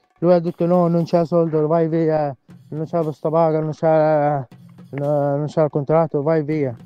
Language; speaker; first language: Italian; non-native, learner; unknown